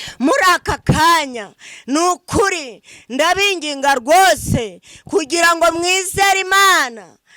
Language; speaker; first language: Kinyarwanda; native; Kinyarwanda